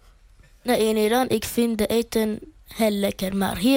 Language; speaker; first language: Dutch; non-native, learner; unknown